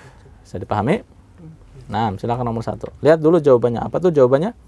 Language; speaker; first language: Indonesian; native; Indonesian